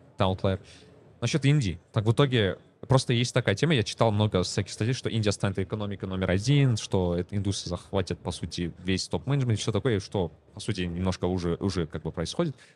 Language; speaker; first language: Russian; non-native, local second language; Kazakh